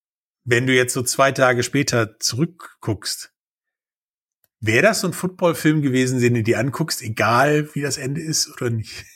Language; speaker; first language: German; native; German